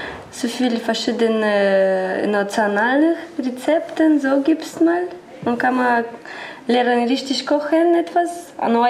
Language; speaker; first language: German; non-native, learner; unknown